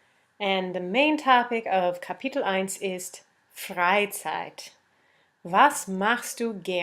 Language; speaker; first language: German; non-native, fluent; English